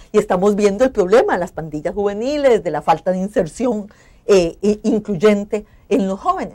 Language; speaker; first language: Spanish; native; Spanish